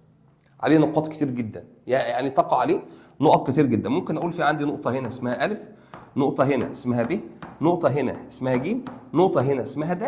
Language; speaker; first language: Arabic; native; Arabic